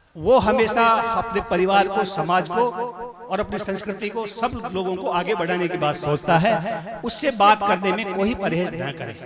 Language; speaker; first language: Hindi; native; Hindi